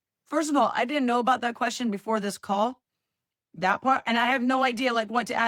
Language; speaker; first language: English; native; English